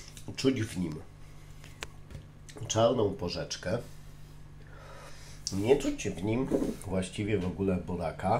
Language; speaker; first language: Polish; native; Polish